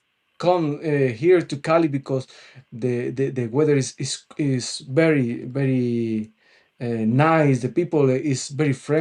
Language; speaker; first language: English; non-native, local second language; Spanish